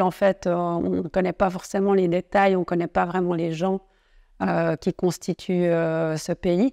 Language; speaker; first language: French; native; French